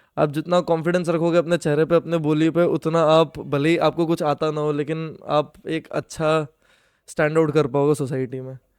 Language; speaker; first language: Hindi; native; Hindi